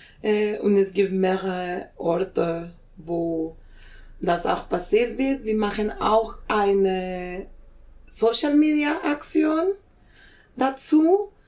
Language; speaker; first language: German; non-native, fluent; Spanish